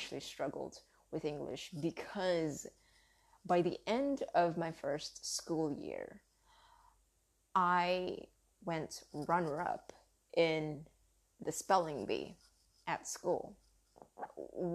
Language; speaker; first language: English; early bilingual, other home language; Indonesian